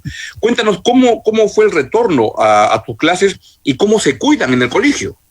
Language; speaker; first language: Spanish; native; Spanish